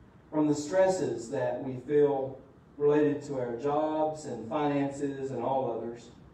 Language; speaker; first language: English; native; English